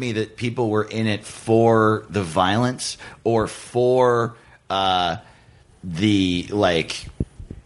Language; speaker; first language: English; native; English